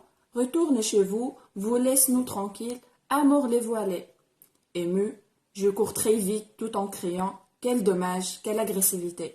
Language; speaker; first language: French; non-native, local second language; Arabic